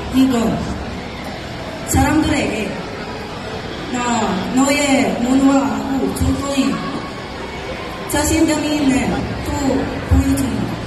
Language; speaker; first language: Korean; non-native, learner; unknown